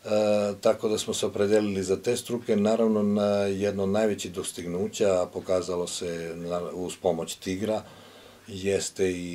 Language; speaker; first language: Croatian; native; Croatian